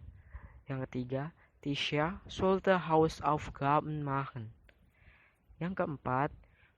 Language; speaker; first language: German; non-native, learner; Indonesian